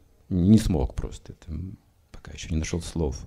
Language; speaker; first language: Russian; native; Russian